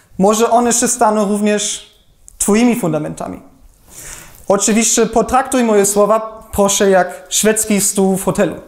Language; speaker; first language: Polish; non-native, fluent; German